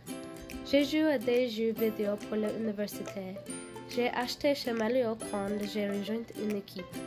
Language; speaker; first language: French; non-native, learner; English